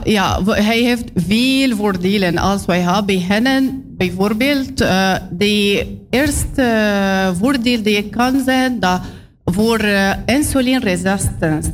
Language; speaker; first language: Dutch; non-native, learner; Arabic